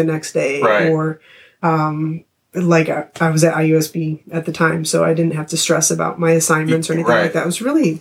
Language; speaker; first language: English; native; English